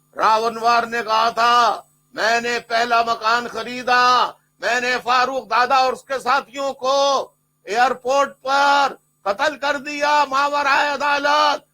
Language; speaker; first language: Urdu; native; Urdu